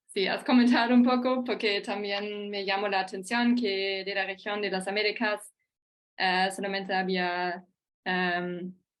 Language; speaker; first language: Spanish; non-native, fluent; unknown